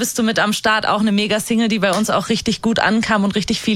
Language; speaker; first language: German; native; German